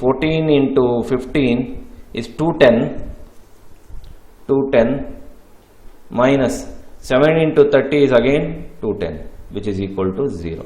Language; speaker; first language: English; non-native, local second language; Kannada